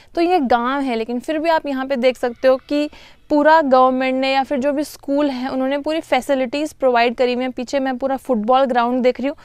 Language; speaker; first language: Hindi; native; Hindi